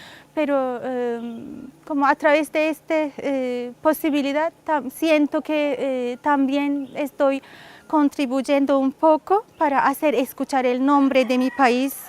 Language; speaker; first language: Spanish; non-native, fluent; Turkish